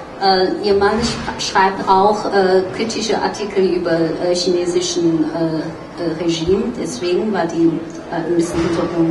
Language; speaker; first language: German; non-native, fluent; Chinese